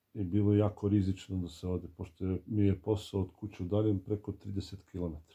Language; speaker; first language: Serbian; native; Serbian